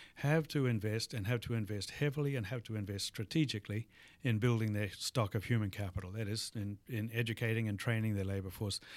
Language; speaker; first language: English; native; English